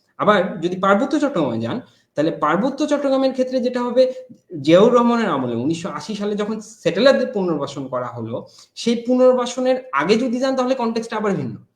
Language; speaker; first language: Bangla; non-native, local second language; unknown